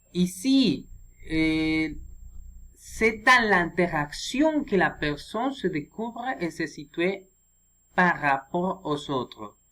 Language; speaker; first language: French; non-native, learner; Spanish